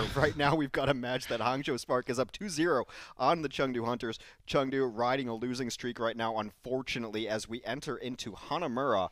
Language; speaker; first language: English; native; English